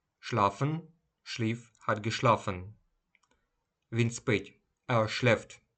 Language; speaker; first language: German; non-native, fluent; Ukrainian